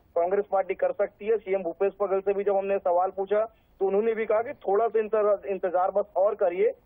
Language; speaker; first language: Hindi; native; Hindi